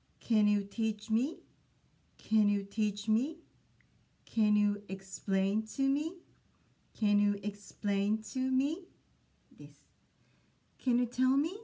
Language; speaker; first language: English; non-native, fluent; Japanese